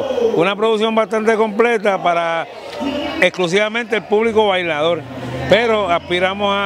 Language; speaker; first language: Spanish; native; Spanish